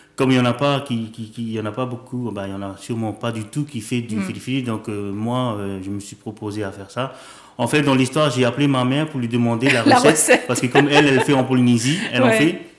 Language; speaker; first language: French; native; French